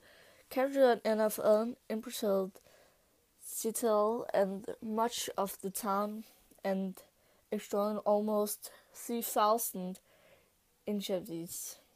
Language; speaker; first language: English; non-native, learner; Danish